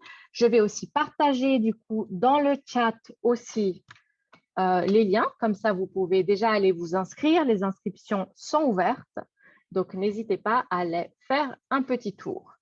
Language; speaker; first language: French; native; French